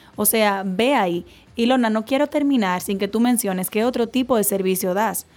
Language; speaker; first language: Spanish; native; Spanish